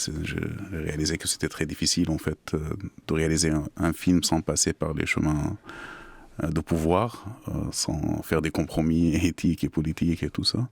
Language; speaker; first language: French; non-native, fluent; Arabic